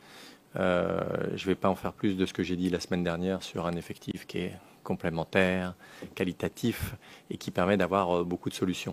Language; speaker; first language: French; native; French